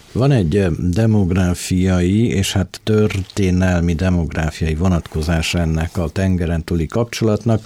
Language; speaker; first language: Hungarian; native; Hungarian